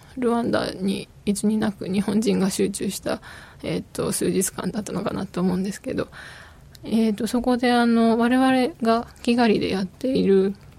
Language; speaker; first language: Japanese; native; Japanese